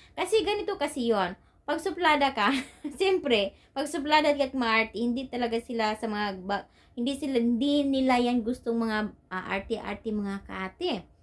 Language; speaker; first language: Filipino; non-native, local second language; Cebuano